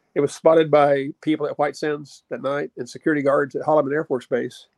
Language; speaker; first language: English; native; English